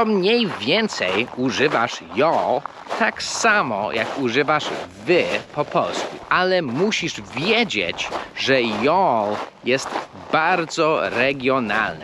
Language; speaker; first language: Polish; non-native, fluent; English